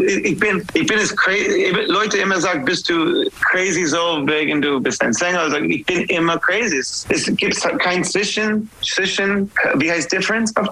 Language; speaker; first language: German; non-native, learner; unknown